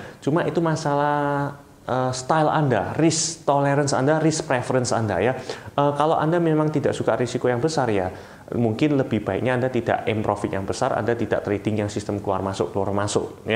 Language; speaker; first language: Indonesian; native; Indonesian